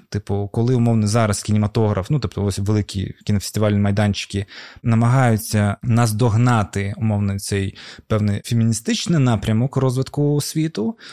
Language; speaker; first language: Ukrainian; non-native, local second language; Russian